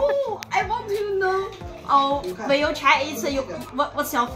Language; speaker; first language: English; non-native, learner; Chinese